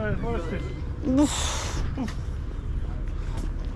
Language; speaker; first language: English; non-native, learner; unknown